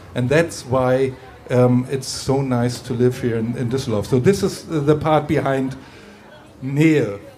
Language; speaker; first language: English; non-native, fluent; German